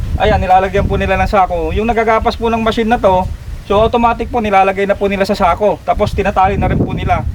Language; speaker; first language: Filipino; non-native, local second language; Iloko